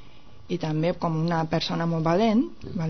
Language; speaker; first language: Catalan; non-native, fluent; Japanese